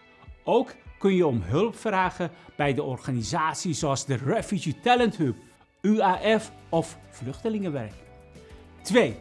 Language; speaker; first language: Dutch; non-native, fluent; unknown